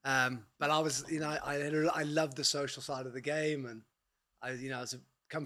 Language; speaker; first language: English; native; English